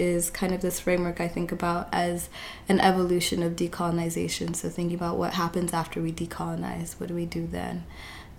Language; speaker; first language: English; native; English